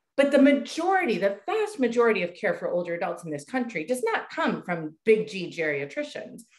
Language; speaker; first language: English; native; English